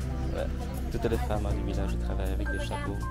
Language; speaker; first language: French; non-native, fluent; Vietnamese